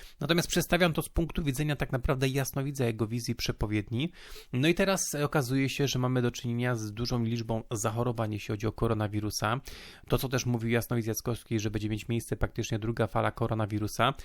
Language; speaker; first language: Polish; native; Polish